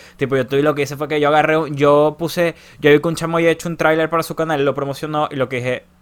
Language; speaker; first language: Spanish; native; Spanish